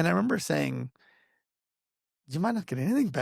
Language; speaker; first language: English; native; English